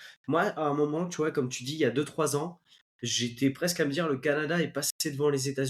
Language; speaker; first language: French; native; French